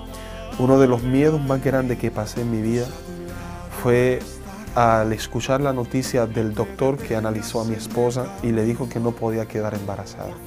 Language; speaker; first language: Spanish; native; Spanish